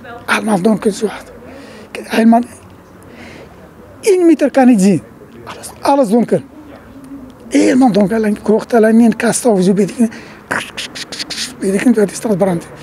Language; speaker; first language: Dutch; non-native, learner; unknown